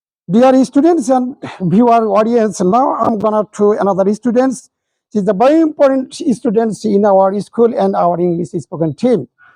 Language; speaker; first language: English; non-native, local second language; Bangla